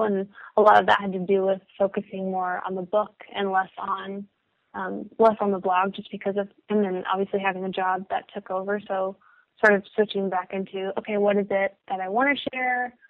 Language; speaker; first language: English; native; English